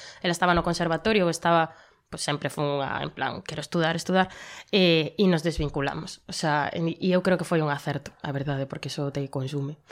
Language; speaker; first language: Galician; non-native, local second language; Spanish